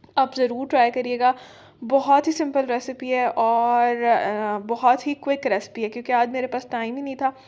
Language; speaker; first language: Urdu; native; Urdu